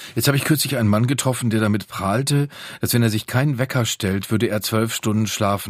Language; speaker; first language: German; native; German